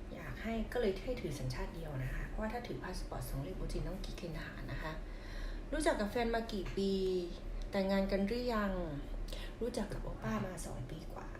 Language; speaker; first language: Thai; non-native, local second language; Northeastern Thai